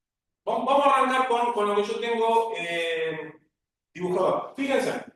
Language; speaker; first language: Spanish; native; Spanish